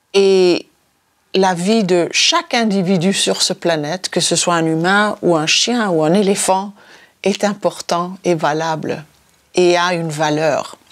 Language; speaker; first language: French; non-native, fluent; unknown